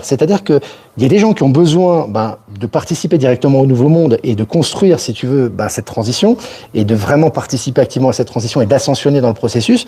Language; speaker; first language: French; native; French